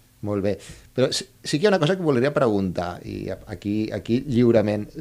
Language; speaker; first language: Catalan; native; Catalan